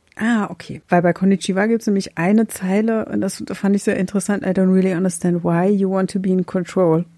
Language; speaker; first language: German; native; German